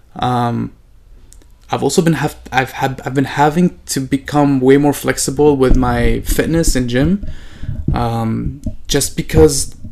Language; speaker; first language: English; non-native, fluent; Arabic